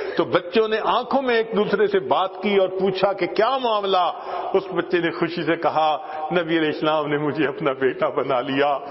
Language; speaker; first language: Urdu; non-native, local second language; Punjabi